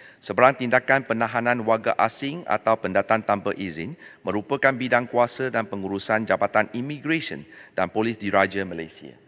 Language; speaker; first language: Malay; non-native, local second language; Chinese